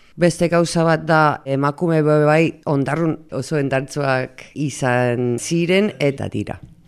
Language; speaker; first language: Basque; non-native, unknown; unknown